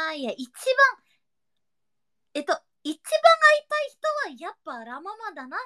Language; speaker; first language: Japanese; non-native, learner; Indonesian